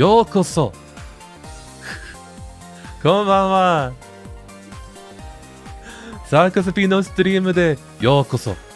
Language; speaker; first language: Japanese; non-native, learner; English